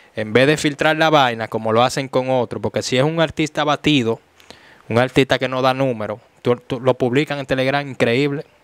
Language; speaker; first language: Spanish; native; Spanish